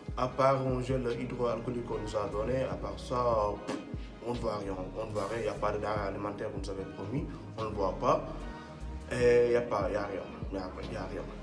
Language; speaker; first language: French; non-native, local second language; Wolof